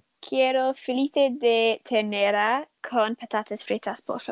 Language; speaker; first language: Spanish; non-native, learner; English